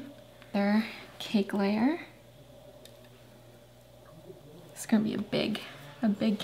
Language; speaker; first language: English; native; English